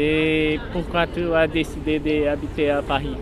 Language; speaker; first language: French; non-native, learner; Portuguese